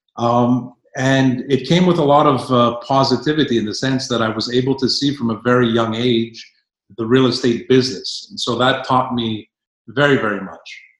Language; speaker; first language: English; native; English